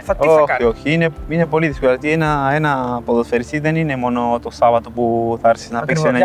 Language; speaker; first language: Greek; non-native, fluent; Spanish